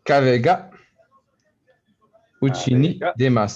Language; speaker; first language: Japanese; non-native, learner; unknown